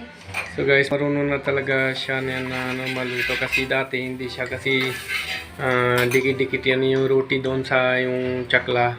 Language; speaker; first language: Filipino; non-native, learner; Punjabi